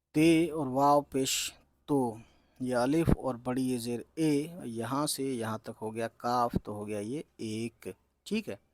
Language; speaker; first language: Hindi; native; Hindi